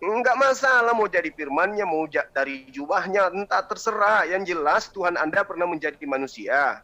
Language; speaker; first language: Indonesian; native; Indonesian